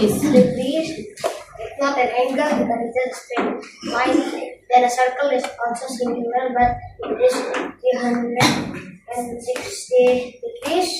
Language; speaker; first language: English; non-native, learner; Indonesian